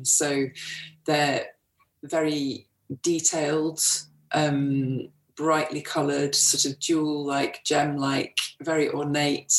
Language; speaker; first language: English; native; English